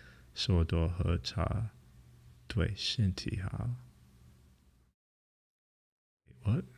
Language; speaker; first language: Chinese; non-native, learner; English